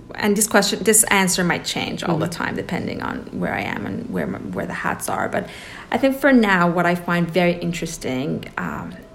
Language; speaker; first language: English; early bilingual, other home language; Persian